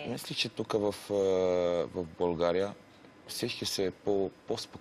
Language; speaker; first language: Bulgarian; non-native, learner; Romanian